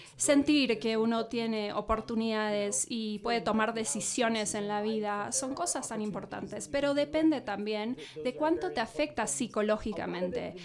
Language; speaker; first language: Spanish; non-native, fluent; English